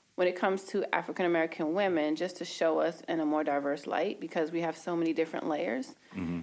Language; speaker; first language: English; native; English